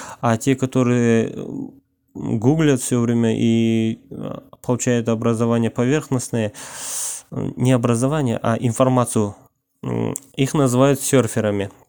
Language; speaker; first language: Russian; non-native, local second language; Kazakh